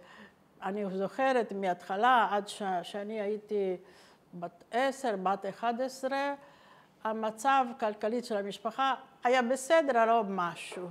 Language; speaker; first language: Hebrew; non-native, fluent; Italian